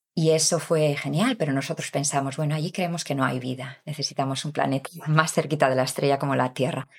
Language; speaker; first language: Spanish; native; Spanish